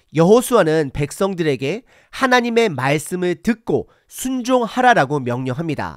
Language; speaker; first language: Korean; native; Korean